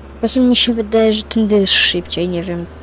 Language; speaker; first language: Polish; native; Polish